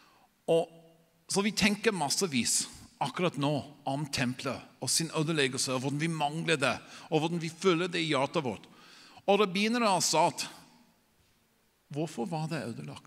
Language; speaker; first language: Norwegian; non-native, fluent; English